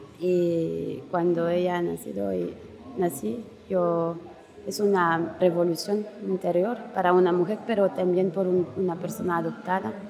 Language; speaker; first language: Spanish; non-native, learner; French